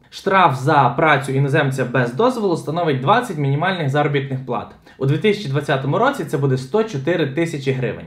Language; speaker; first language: Ukrainian; native; Ukrainian